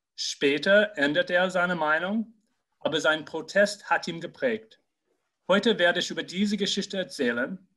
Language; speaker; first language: German; non-native, fluent; English